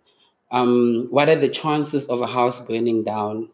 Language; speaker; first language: English; non-native, local second language; Tswana